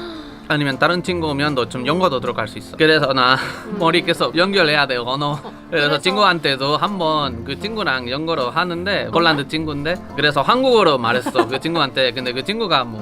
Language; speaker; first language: Korean; non-native, learner; Spanish